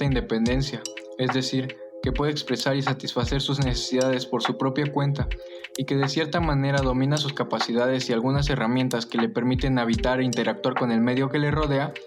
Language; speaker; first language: Spanish; native; Spanish